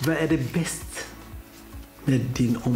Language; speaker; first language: Swedish; non-native, fluent; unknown